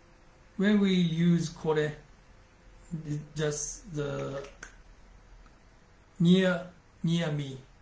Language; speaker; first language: English; non-native, learner; Japanese